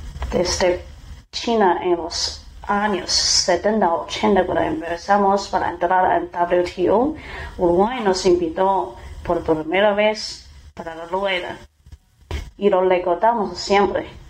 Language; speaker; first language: Spanish; non-native, fluent; Chinese